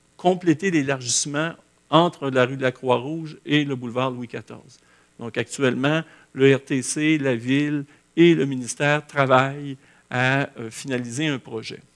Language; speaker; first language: French; native; French